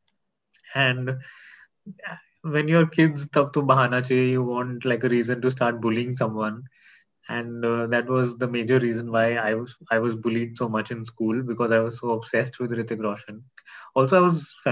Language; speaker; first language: English; non-native, local second language; Hindi